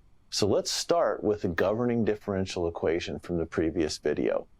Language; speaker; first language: English; native; English